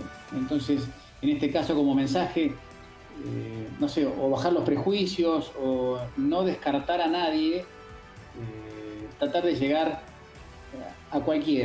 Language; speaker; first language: Spanish; native; Spanish